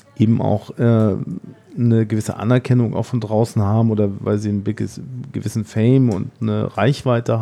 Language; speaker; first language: German; native; German